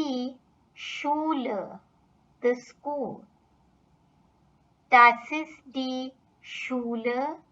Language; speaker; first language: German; non-native, fluent; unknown